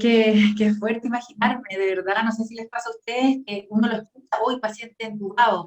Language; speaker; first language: Spanish; native; Spanish